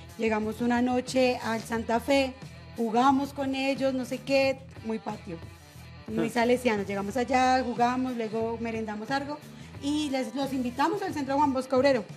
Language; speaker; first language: Spanish; native; Spanish